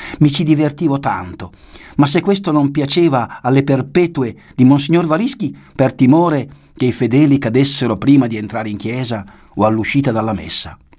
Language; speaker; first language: Italian; native; Italian